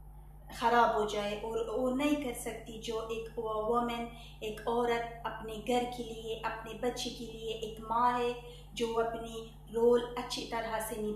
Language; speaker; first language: Hindi; non-native, fluent; Persian